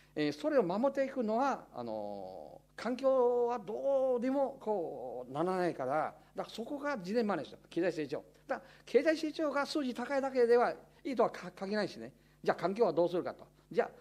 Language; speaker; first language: Japanese; non-native, fluent; Chinese